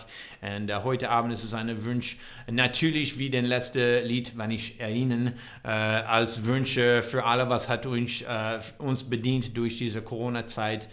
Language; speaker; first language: German; non-native, learner; English